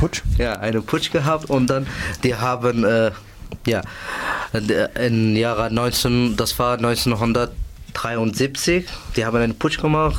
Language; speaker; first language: German; non-native, learner; Persian